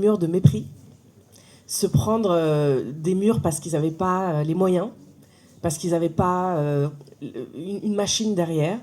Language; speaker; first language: French; native; French